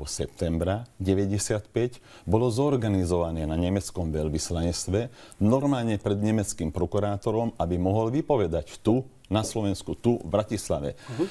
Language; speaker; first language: Slovak; non-native, local second language; Hungarian